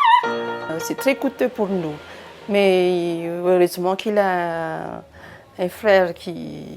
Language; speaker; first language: French; non-native, local second language; Malagasy